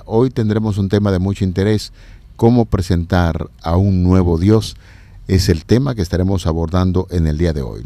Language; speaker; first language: Spanish; native; Spanish